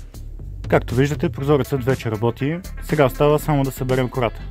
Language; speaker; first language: Bulgarian; native; Bulgarian